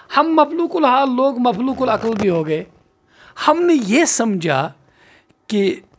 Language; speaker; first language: Urdu; non-native, local second language; Kashmiri